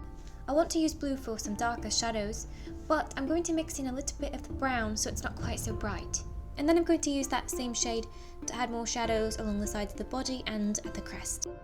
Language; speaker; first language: English; native; English